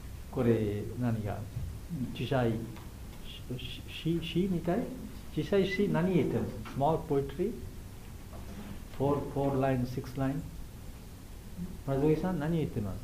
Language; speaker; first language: Japanese; non-native, learner; Bangla